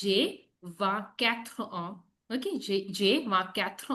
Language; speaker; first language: French; non-native, learner; Hindi